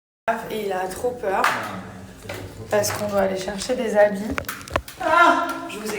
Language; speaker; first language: French; native; French